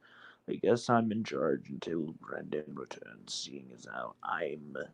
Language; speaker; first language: English; native; English